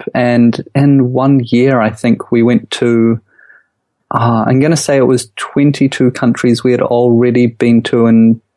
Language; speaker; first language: English; native; English